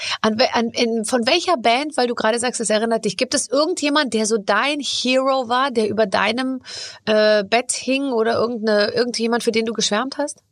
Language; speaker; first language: German; native; German